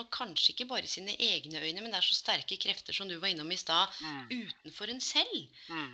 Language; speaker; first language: Norwegian; native; Norwegian